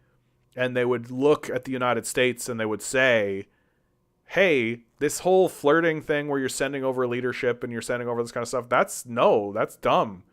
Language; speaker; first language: English; native; English